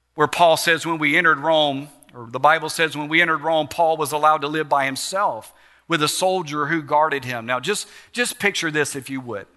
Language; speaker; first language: English; native; English